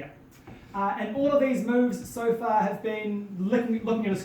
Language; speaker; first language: English; native; English